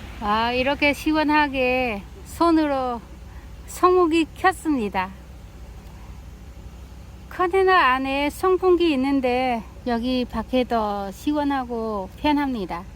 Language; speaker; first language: Korean; non-native, learner; Vietnamese